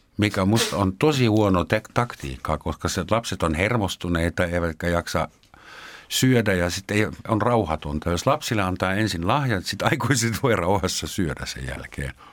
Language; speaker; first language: Finnish; non-native, fluent; German